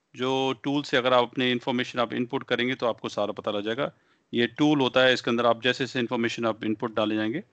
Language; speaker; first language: Hindi; native; Hindi